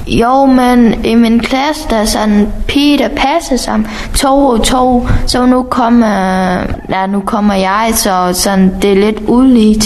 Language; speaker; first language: Danish; non-native, fluent; Vietnamese